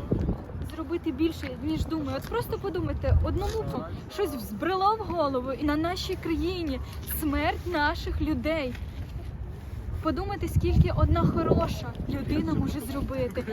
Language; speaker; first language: Ukrainian; native; Ukrainian